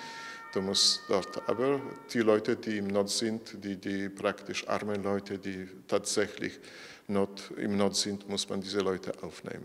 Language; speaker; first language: German; non-native, fluent; Polish